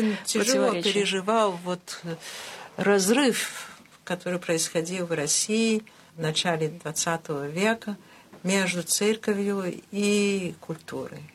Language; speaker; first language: Russian; early bilingual, heritage; Russian